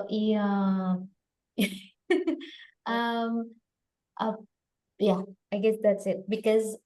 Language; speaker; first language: English; non-native, learner; Indonesian